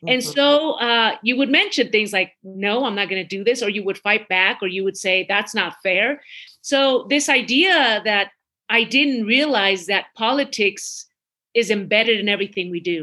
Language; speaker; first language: English; early bilingual, other home language; Spanish